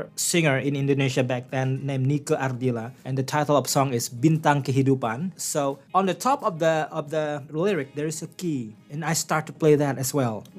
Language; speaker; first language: English; non-native, fluent; Indonesian